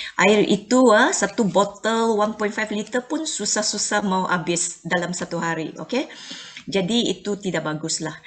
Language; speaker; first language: Malay; non-native, local second language; Chinese